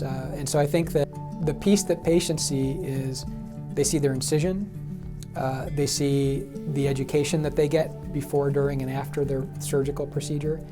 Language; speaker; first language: English; native; English